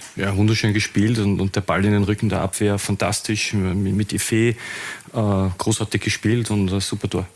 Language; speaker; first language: German; native; German